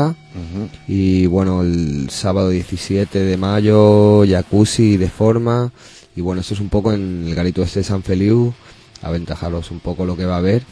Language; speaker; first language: Spanish; non-native, learner; English